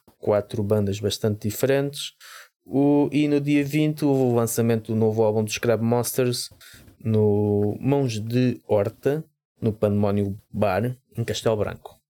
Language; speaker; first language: Portuguese; native; Portuguese